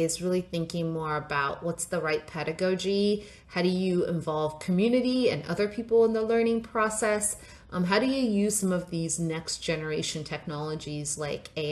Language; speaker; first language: English; non-native, local second language; Yoruba